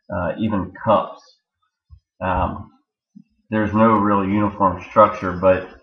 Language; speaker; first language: English; native; English